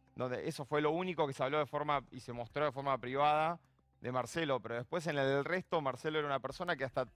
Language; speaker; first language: Spanish; native; Spanish